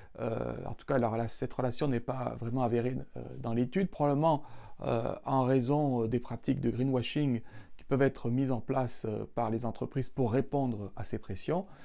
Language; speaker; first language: French; native; French